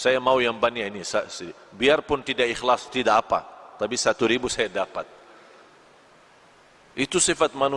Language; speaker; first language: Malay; non-native, fluent; Arabic